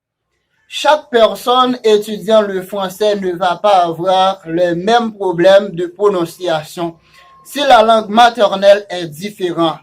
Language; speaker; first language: French; non-native, fluent; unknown